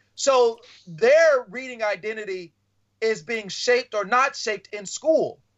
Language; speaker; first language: English; native; English